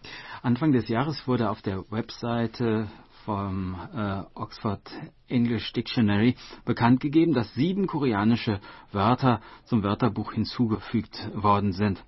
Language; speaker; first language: German; native; German